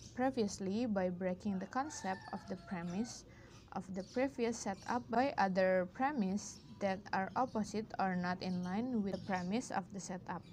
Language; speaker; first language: English; non-native, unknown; Indonesian